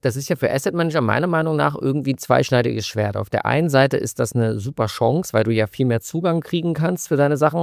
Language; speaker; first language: German; native; German